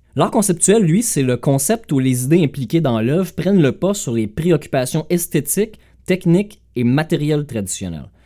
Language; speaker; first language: French; native; French